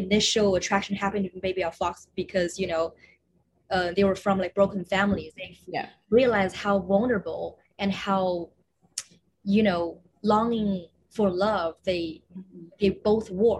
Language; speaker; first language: English; non-native, fluent; Chinese